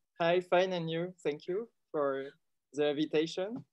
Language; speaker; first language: English; non-native, learner; French